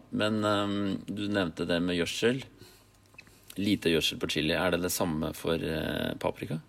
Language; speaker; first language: Norwegian; native; Norwegian